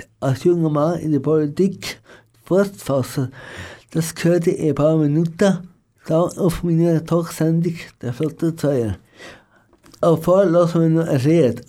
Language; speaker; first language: German; native; German